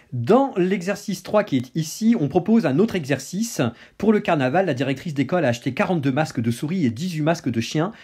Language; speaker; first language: French; native; French